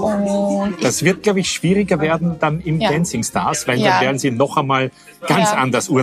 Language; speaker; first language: German; native; German